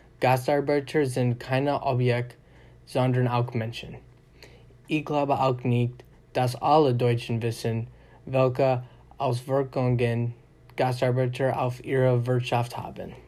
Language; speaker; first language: German; non-native, learner; English